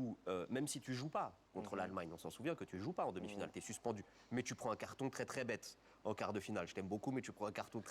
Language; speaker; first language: French; native; French